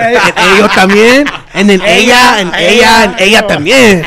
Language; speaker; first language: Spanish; non-native, local second language; English